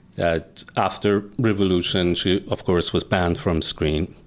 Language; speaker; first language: English; non-native, fluent; Persian